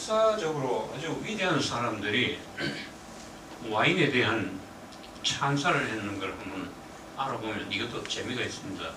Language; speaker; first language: Korean; native; Korean